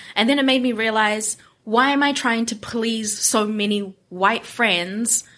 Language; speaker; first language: English; non-native, local second language; Japanese